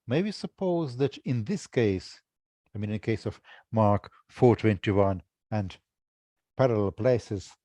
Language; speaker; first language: English; non-native, fluent; Russian